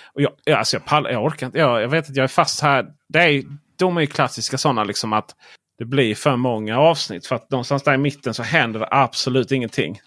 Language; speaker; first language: Swedish; native; Swedish